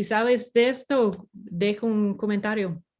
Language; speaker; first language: Spanish; non-native, fluent; English